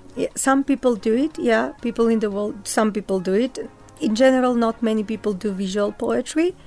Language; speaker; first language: English; non-native, fluent; Macedonian